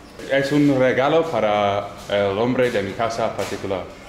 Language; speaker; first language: Spanish; non-native, learner; English